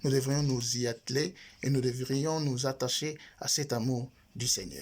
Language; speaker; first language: French; non-native, local second language; Lingala